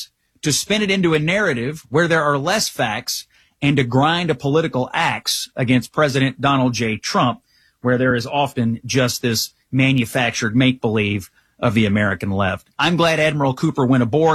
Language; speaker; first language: English; native; English